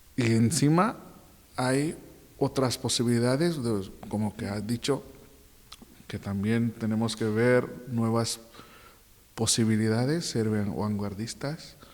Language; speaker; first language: Spanish; non-native, fluent; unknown